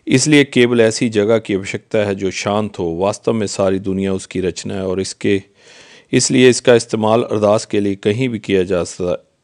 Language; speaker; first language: Hindi; non-native, local second language; Punjabi